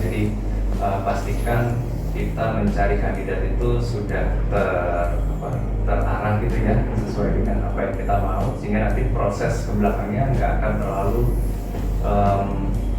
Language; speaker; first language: Indonesian; native; Indonesian